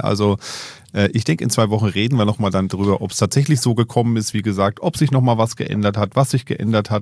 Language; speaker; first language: German; native; German